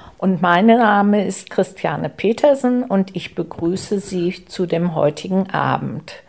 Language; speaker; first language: German; native; German